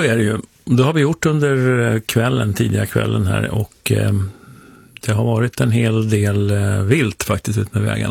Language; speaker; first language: Swedish; native; Swedish